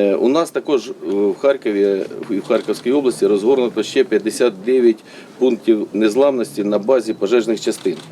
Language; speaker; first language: Ukrainian; native; Ukrainian